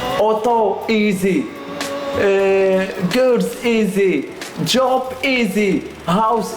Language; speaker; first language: English; non-native, learner; French